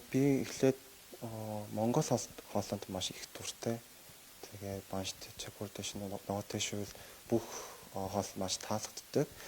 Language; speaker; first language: Mongolian; non-native, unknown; Korean